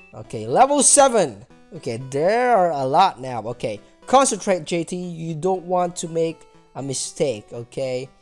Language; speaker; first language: English; non-native, local second language; Filipino